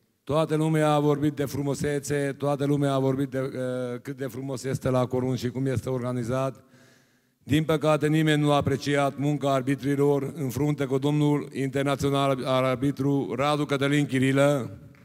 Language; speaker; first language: Romanian; non-native, local second language; Hungarian